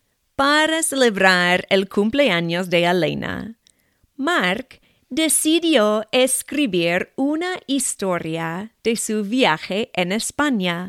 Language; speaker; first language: Spanish; non-native, fluent; English